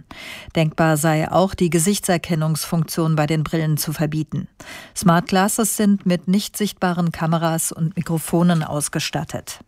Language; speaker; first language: German; native; German